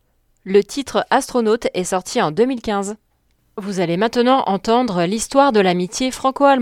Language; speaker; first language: French; native; French